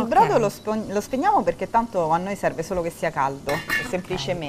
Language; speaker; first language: Italian; native; Italian